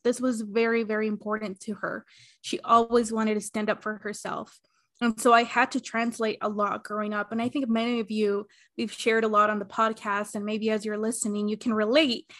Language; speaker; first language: English; early bilingual, other home language; Spanish